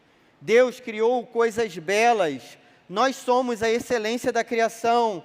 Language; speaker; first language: Portuguese; native; Portuguese